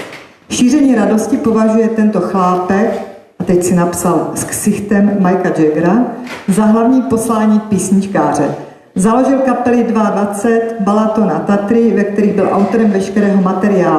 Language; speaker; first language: Czech; native; Czech